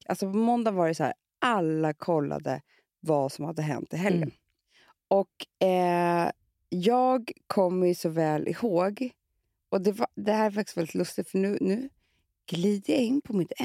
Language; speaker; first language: Swedish; native; Swedish